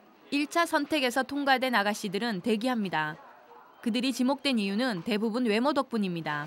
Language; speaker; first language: Korean; native; Korean